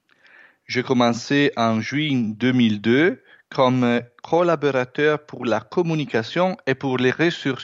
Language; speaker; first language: French; non-native, fluent; Italian